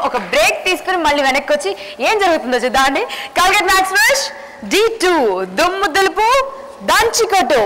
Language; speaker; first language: Telugu; native; Telugu